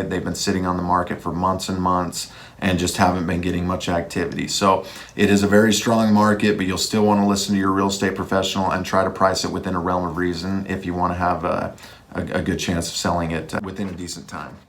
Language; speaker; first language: English; native; English